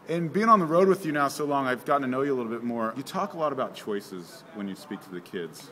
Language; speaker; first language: English; native; English